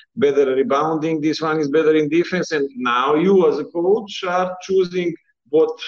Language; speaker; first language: English; non-native, fluent; Bosnian